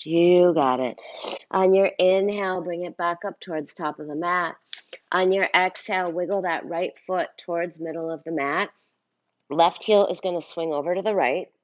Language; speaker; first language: English; native; English